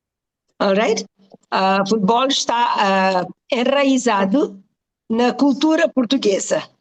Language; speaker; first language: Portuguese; non-native, fluent; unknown